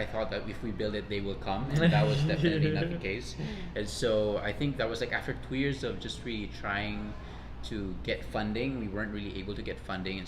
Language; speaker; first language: English; non-native, local second language; Cebuano